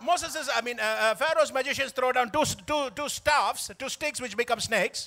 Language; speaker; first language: English; non-native, local second language; Tamil